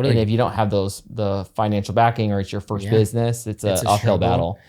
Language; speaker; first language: English; native; English